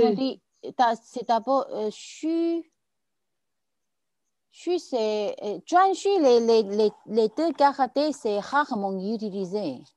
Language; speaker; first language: French; non-native, fluent; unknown